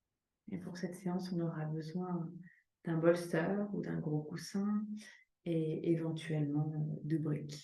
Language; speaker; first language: French; native; French